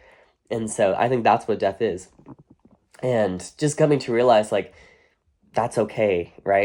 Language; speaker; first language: English; native; English